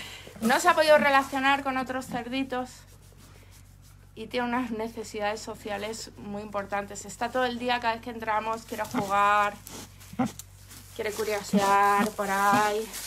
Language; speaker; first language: Spanish; native; Spanish